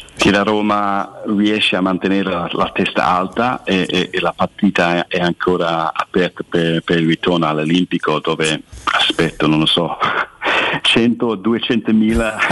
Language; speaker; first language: Italian; non-native, fluent; English